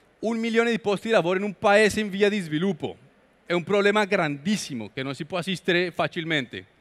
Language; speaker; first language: Italian; non-native, learner; Spanish